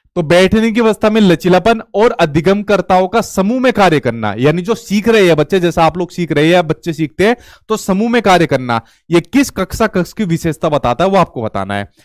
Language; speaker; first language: Hindi; native; Hindi